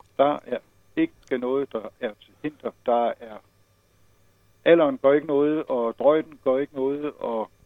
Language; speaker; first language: Danish; native; Danish